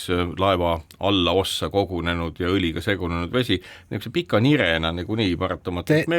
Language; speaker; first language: Estonian; native; Estonian